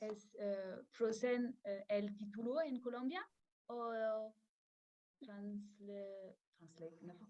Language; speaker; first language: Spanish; non-native, learner; French